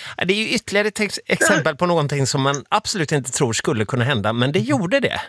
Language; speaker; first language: Swedish; native; Swedish